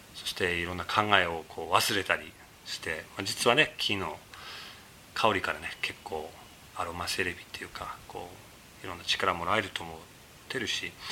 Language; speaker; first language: Japanese; non-native, fluent; English